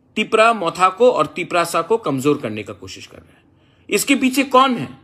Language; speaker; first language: Hindi; non-native, local second language; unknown